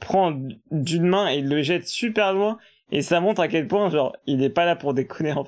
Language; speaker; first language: French; native; French